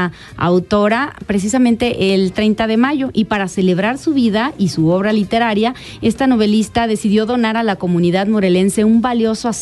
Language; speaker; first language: Spanish; native; Spanish